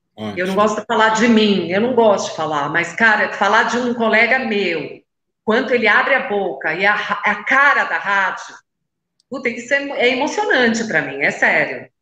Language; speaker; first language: Portuguese; native; Portuguese